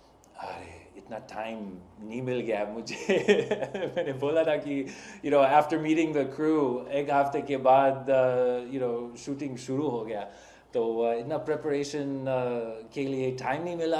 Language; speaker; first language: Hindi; non-native, fluent; English